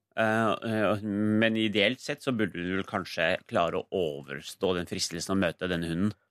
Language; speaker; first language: Norwegian; early bilingual, other home language; Urdu